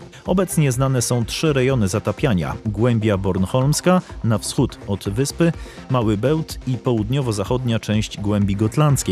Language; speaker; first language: Polish; native; Polish